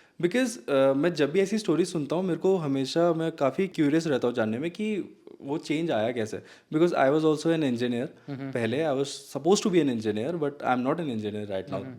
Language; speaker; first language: Hindi; native; Hindi